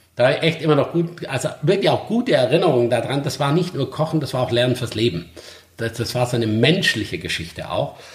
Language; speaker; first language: German; native; German